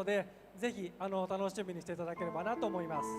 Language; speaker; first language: Japanese; native; Japanese